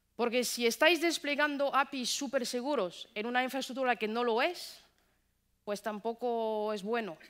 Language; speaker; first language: Spanish; non-native, fluent; French